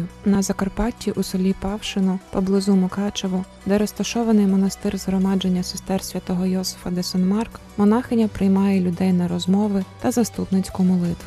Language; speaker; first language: Ukrainian; native; Ukrainian